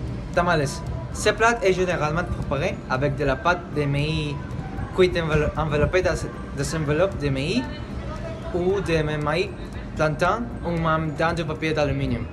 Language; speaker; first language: French; non-native, learner; Spanish